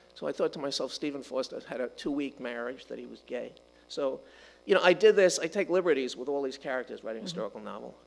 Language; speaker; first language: English; native; English